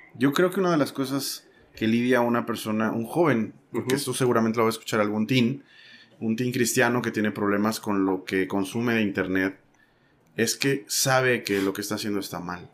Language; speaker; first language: Spanish; native; Spanish